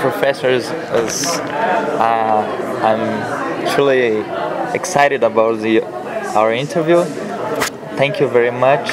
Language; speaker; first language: English; non-native, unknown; Portuguese